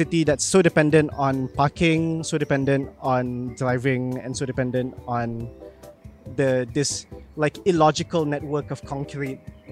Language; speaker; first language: English; non-native, local second language; Malay